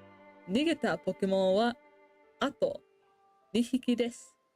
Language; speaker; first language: Japanese; non-native, learner; English